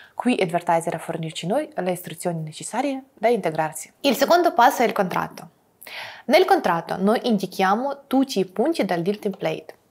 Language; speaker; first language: Italian; non-native, fluent; Russian